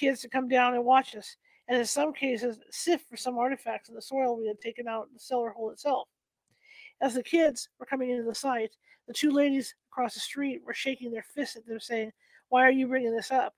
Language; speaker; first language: English; native; English